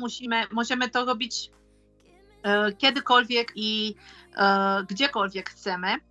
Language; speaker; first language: Polish; non-native, fluent; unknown